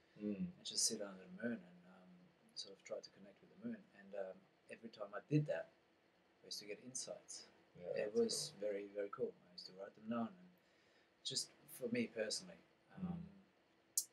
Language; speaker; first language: English; non-native, fluent; German